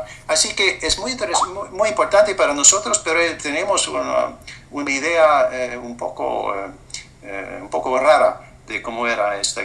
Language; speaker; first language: Spanish; non-native, fluent; English